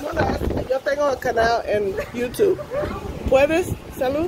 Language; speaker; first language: Spanish; non-native, learner; English